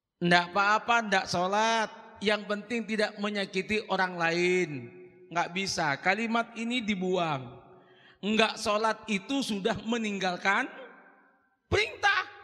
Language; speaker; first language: Indonesian; non-native, local second language; Madurese